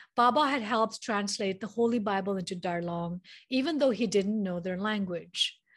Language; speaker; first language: English; non-native, local second language; Manipuri